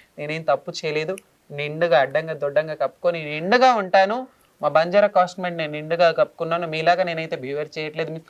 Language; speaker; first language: Telugu; non-native, local second language; Lambadi